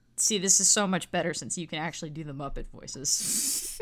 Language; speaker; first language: English; native; English